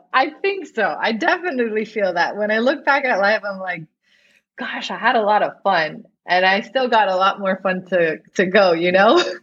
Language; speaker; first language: English; native; English